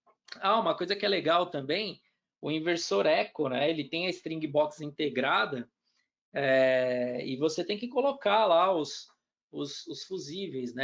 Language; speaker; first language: Portuguese; native; Portuguese